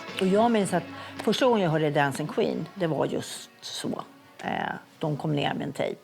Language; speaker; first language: Swedish; native; Swedish